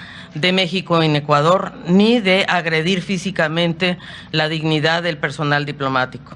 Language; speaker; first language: Spanish; native; Spanish